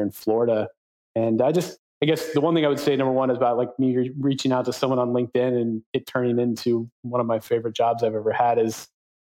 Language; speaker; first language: English; native; English